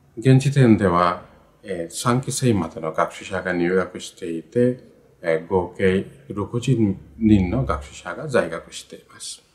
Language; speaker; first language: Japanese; non-native, fluent; Bangla